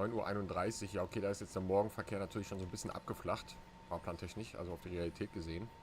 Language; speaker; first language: German; native; German